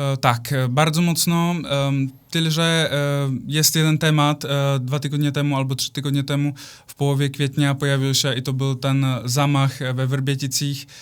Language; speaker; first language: Polish; non-native, fluent; Czech